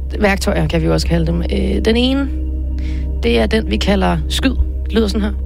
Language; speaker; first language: Danish; native; Danish